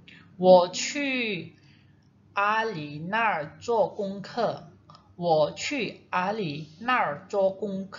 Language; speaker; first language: Chinese; non-native, fluent; Indonesian